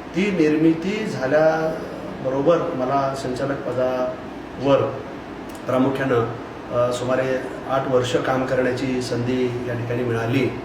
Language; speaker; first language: Marathi; non-native, local second language; Lambadi